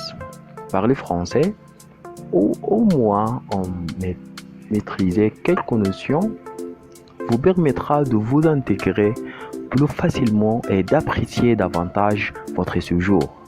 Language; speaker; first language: French; non-native, fluent; Arabic